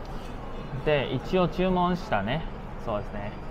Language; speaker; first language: Japanese; non-native, fluent; Cantonese